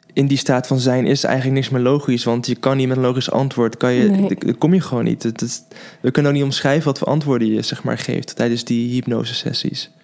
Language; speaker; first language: Dutch; native; Dutch